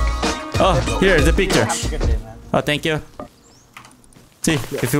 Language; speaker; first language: English; non-native, learner; Portuguese